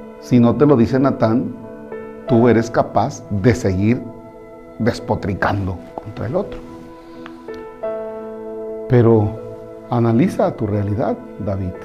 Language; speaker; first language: Spanish; native; Spanish